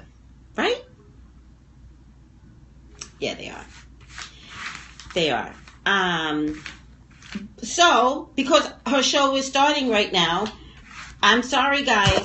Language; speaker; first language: English; native; English